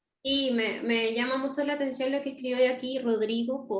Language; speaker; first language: Spanish; native; Spanish